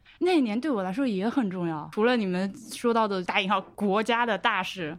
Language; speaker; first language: Chinese; native; Chinese